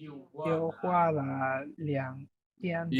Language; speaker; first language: Chinese; non-native, learner; Bangla